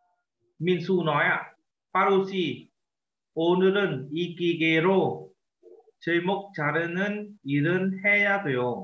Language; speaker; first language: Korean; non-native, fluent; Vietnamese